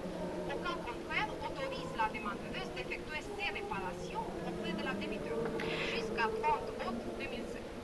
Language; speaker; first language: French; non-native, fluent; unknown